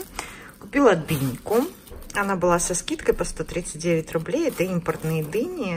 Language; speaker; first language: Russian; native; Russian